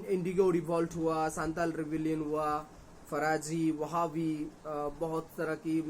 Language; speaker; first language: Hindi; non-native, local second language; Bangla